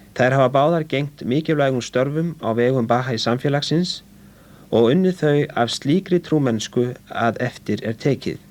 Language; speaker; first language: Icelandic; native; Icelandic